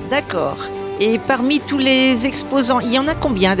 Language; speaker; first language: French; native; French